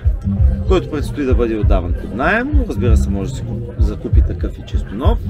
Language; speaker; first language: Bulgarian; native; Bulgarian